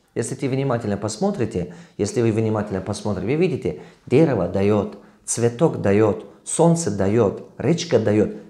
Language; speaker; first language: Russian; non-native, local second language; Tajik